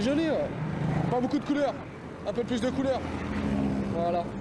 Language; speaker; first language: French; native; French